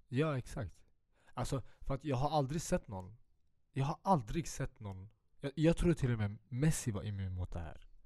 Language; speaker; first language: Swedish; early bilingual, other home language; Central Kurdish